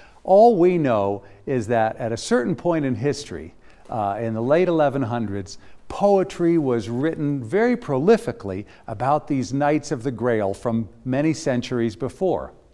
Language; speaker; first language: English; native; English